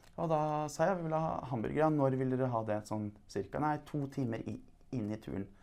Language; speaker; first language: Norwegian; native; Norwegian